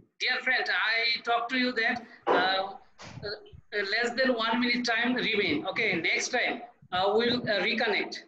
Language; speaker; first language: English; non-native, learner; Bangla